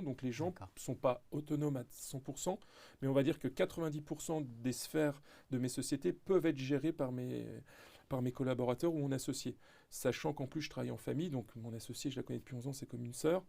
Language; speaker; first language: French; native; French